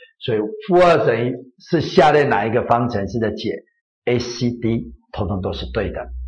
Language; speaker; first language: Chinese; native; Chinese